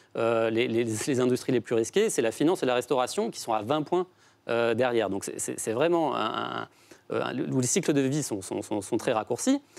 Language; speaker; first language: French; native; French